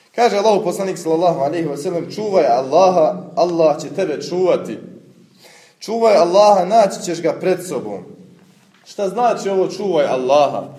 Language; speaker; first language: Bosnian; native; Bosnian